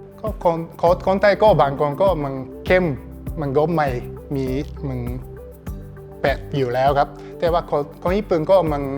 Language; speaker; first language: Thai; non-native, learner; Japanese